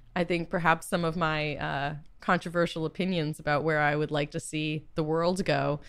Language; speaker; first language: English; native; English